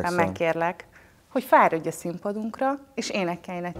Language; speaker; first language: Hungarian; native; Hungarian